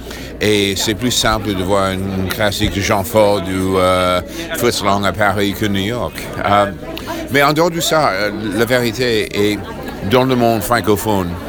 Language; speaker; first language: French; non-native, fluent; English